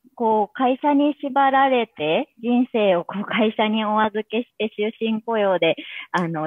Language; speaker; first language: Japanese; native; Japanese